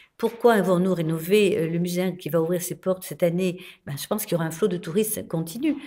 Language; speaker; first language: French; native; French